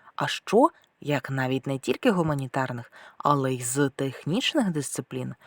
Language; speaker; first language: Ukrainian; native; Ukrainian